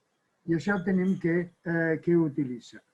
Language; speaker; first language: Catalan; non-native, fluent; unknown